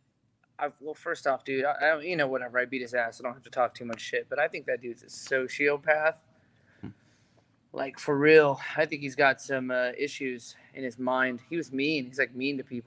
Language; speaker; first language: English; native; English